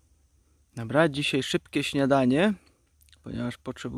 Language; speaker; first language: Polish; native; Polish